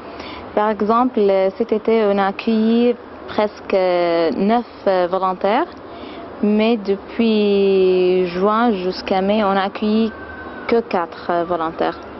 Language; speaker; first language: French; non-native, fluent; Arabic